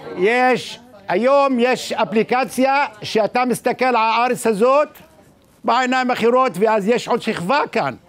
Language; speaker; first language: Hebrew; non-native, local second language; Arabic